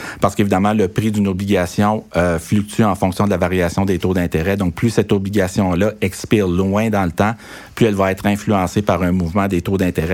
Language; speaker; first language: French; native; French